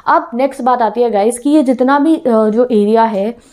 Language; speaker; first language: Hindi; native; Hindi